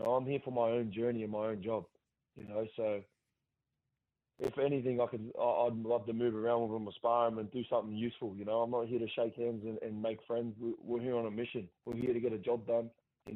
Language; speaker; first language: English; native; English